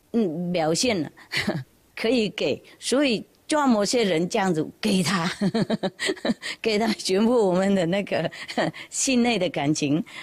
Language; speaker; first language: Chinese; non-native, fluent; Vietnamese